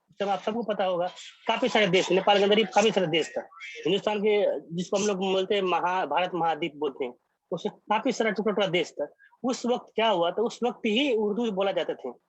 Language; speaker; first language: Hindi; non-native, local second language; Maithili